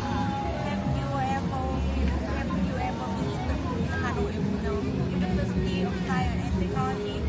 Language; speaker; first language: English; non-native, learner; Vietnamese